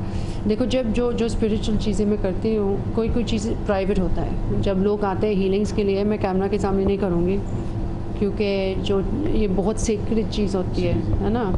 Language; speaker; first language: Hindi; non-native, fluent; English